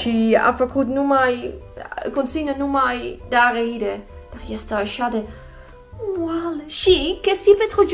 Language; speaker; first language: Romanian; non-native, learner; Dutch